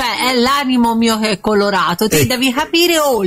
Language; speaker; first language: Italian; native; Italian